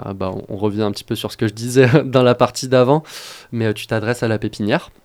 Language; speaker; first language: French; native; French